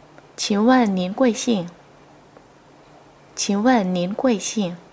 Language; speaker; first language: Chinese; non-native, fluent; Vietnamese